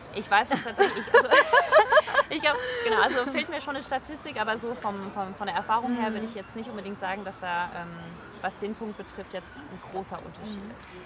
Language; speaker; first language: German; early bilingual, heritage; French